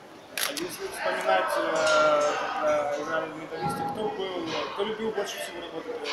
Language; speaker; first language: Russian; native; Russian